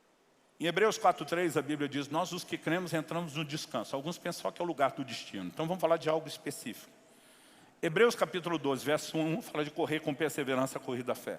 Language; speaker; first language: Portuguese; native; Portuguese